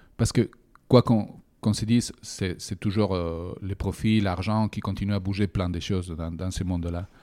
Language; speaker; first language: French; non-native, fluent; Spanish